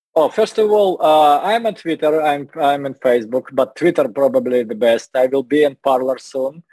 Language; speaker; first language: English; non-native, learner; Russian